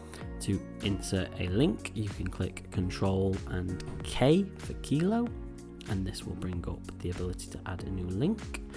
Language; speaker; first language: English; native; English